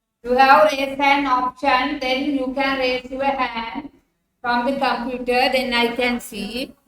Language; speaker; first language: English; non-native, local second language; Sinhala